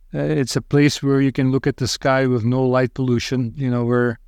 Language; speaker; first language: English; non-native, fluent; Dutch